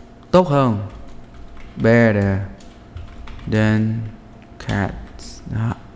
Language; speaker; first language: English; non-native, fluent; Vietnamese